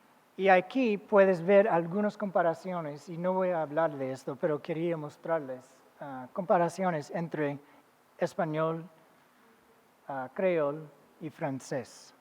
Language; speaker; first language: Spanish; non-native, fluent; English